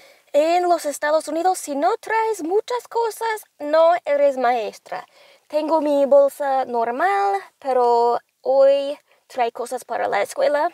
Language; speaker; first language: Spanish; non-native, fluent; English